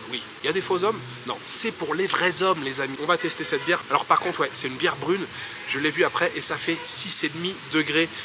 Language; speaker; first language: French; native; French